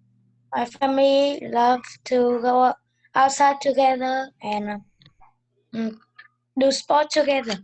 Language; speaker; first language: English; non-native, learner; Vietnamese